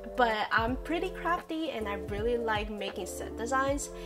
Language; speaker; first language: English; non-native, fluent; Chinese